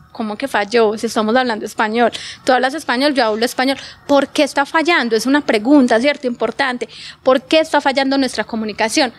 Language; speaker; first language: Spanish; native; Spanish